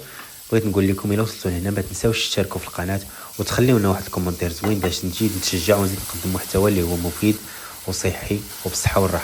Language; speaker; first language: Arabic; native; Arabic